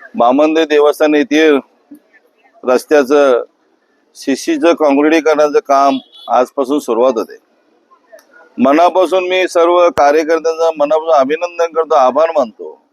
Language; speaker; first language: Marathi; native; Marathi